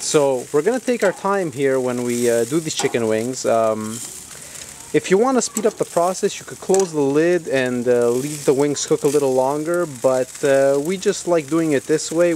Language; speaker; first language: English; native; English